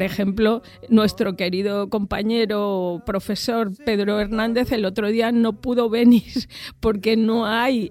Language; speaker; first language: Spanish; native; Spanish